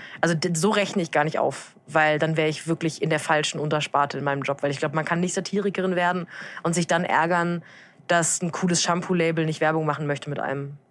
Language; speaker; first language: German; native; German